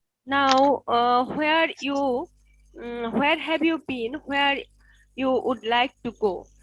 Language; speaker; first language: English; non-native, local second language; Bangla